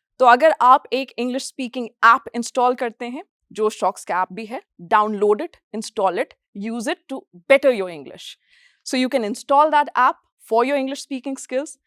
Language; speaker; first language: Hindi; non-native, fluent; English